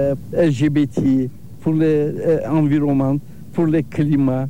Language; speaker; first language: French; non-native, learner; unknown